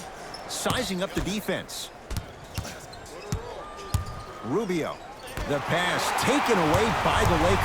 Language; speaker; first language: English; native; English